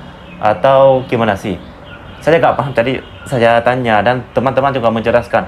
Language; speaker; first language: Indonesian; non-native, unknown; Lao